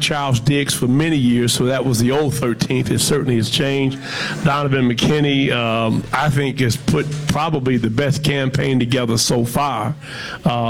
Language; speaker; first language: English; native; English